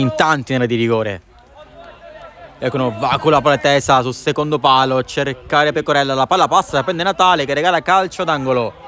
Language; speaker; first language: Italian; native; Italian